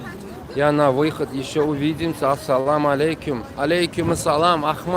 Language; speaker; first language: Russian; non-native, fluent; Turkmen